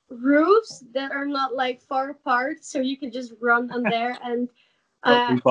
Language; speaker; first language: English; non-native, fluent; Dutch